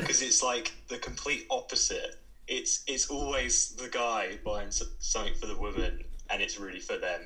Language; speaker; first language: English; native; English